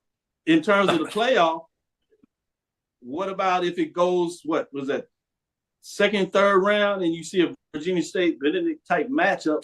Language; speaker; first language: English; native; English